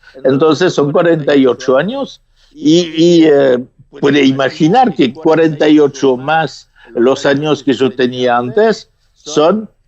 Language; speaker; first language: Spanish; non-native, fluent; French